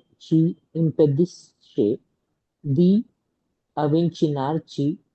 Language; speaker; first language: Italian; non-native, learner; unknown